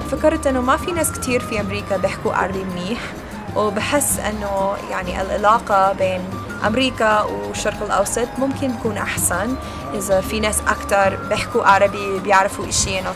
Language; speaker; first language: Arabic; non-native, learner; English